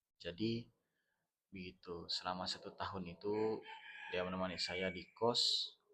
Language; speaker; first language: Indonesian; non-native, local second language; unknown